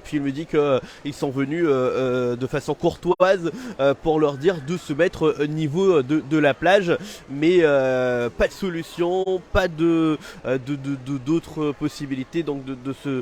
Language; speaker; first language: French; native; French